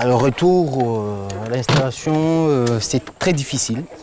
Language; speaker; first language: French; non-native, local second language; Comorian